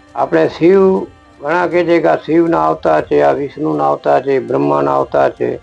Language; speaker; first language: Gujarati; non-native, local second language; Kachhi